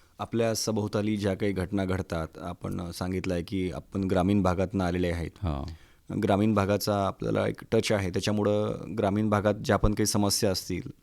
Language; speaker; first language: Marathi; native; Marathi